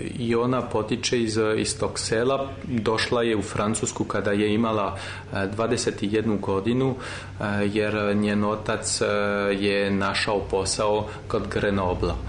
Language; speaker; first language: Serbian; non-native, fluent; French